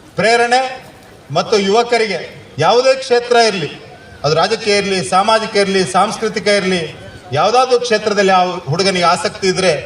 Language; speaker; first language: Kannada; non-native, local second language; Tulu